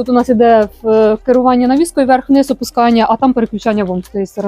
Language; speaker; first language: Ukrainian; native; Ukrainian